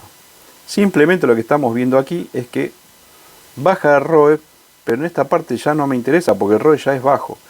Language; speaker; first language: Spanish; native; Spanish